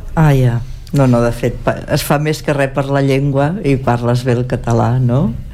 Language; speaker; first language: Catalan; native; Catalan